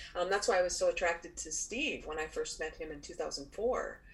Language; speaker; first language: English; native; English